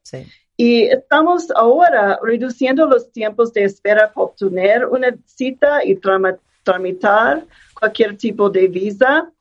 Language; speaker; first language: Spanish; non-native, fluent; English